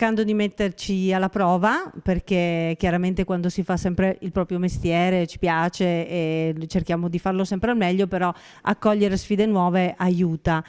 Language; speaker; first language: Italian; native; Italian